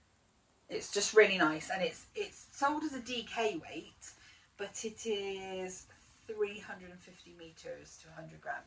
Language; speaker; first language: English; native; English